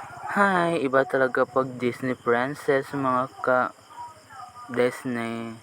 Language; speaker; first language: Filipino; non-native, local second language; Cebuano